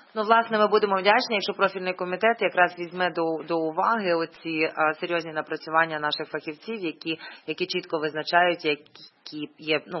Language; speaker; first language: Ukrainian; native; Ukrainian